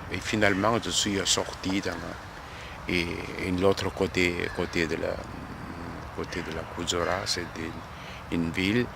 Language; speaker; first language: French; non-native, learner; Korean